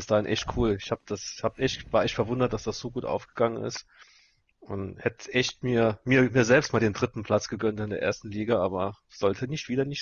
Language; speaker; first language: German; native; German